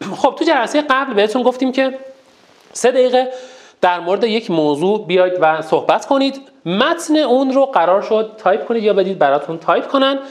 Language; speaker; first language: Persian; non-native, local second language; Azerbaijani